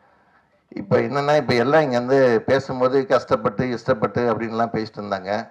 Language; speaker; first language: Tamil; native; Tamil